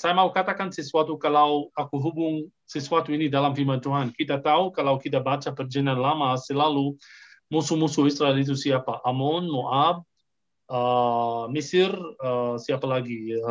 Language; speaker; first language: Indonesian; non-native, fluent; Arabic